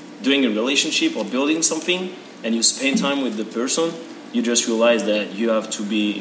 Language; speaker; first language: English; non-native, learner; French